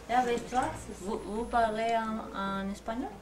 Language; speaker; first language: French; non-native, learner; Spanish